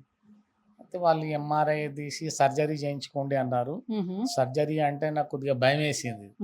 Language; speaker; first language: Telugu; native; Telugu